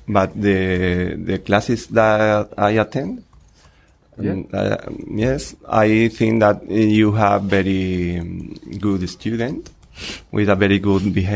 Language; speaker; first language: English; non-native, learner; Spanish